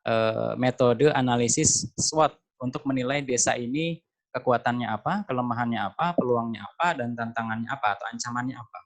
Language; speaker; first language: Indonesian; native; Indonesian